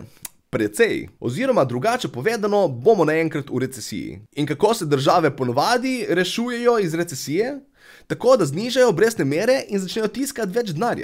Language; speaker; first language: Slovenian; native; Slovenian